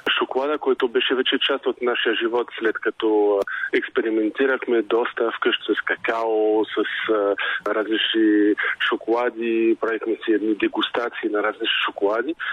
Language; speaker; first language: Bulgarian; non-native, fluent; French